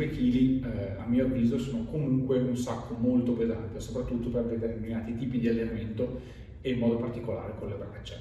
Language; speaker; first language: Italian; native; Italian